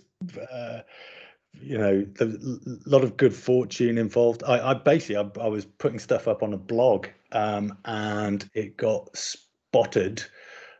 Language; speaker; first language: English; native; English